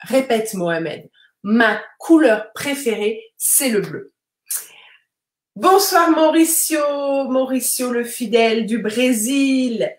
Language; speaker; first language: French; native; French